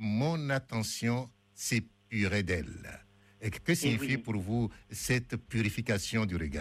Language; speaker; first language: French; native; French